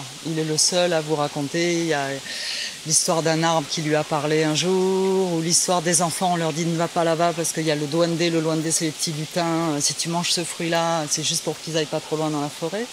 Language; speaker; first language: French; native; French